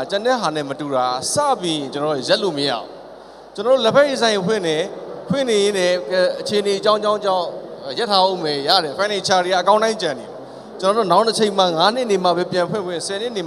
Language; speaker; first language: Burmese; native; Burmese